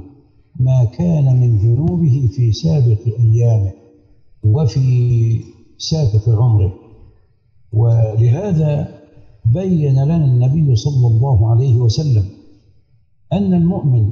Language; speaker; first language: Arabic; native; Arabic